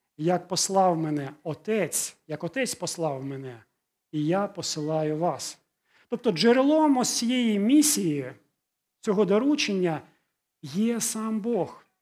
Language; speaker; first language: Ukrainian; non-native, local second language; Russian